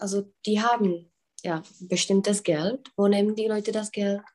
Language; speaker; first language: German; non-native, fluent; Czech